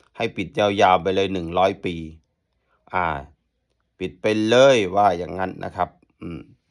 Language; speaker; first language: Thai; native; Thai